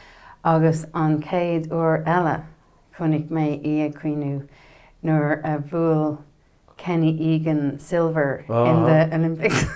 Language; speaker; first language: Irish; non-native, learner; English